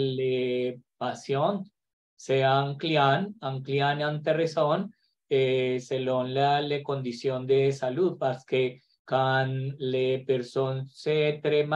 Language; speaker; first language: French; non-native, learner; Spanish